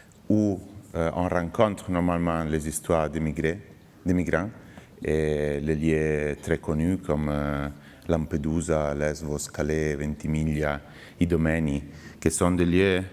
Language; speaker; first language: French; non-native, fluent; Italian